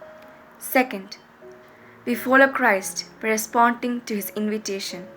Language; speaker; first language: English; non-native, local second language; Malayalam